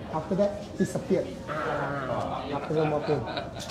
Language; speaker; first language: English; non-native, local second language; Chinese